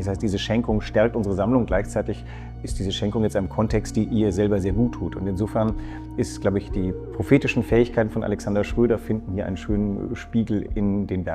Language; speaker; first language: German; native; German